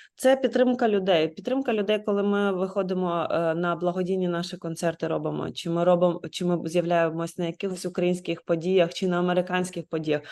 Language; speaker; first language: Ukrainian; native; Ukrainian